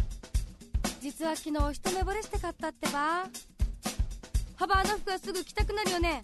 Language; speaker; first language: Japanese; native; Japanese